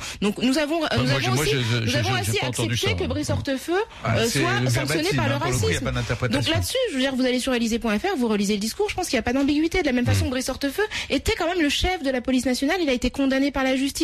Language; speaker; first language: French; native; French